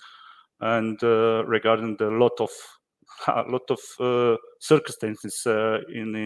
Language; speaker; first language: English; non-native, learner; Croatian